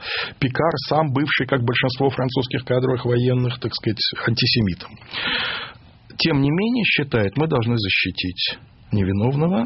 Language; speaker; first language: Russian; native; Russian